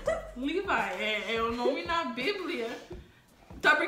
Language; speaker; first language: Portuguese; non-native, fluent; English